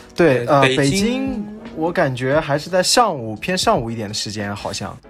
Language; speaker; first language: Chinese; non-native, local second language; Cantonese